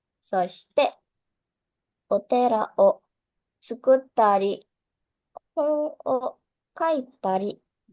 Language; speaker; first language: Japanese; non-native, learner; Indonesian